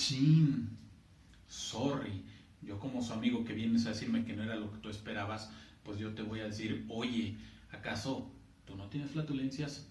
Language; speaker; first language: Spanish; native; Spanish